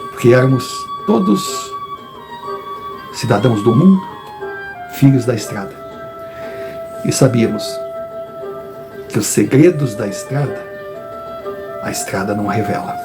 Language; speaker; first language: Portuguese; native; Portuguese